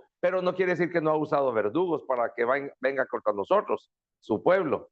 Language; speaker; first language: Spanish; native; Spanish